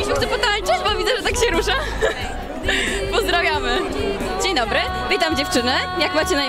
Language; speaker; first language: Polish; native; Polish